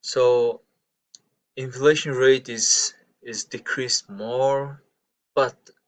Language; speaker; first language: English; non-native, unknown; Mongolian